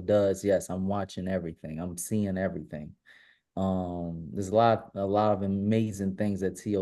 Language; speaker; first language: English; native; English